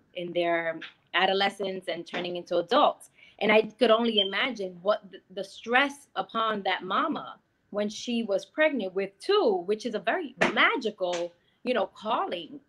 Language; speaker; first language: English; native; English